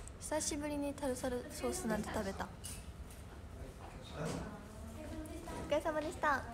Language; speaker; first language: Japanese; native; Japanese